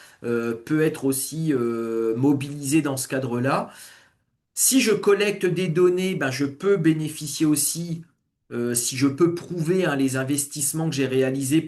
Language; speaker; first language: French; native; French